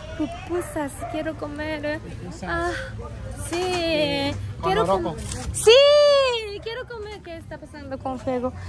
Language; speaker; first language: Spanish; non-native, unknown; Japanese